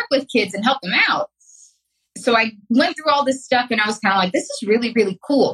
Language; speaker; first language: English; native; English